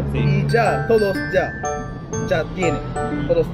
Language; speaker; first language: Spanish; non-native, learner; Japanese